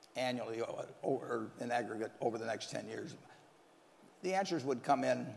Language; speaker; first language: English; native; English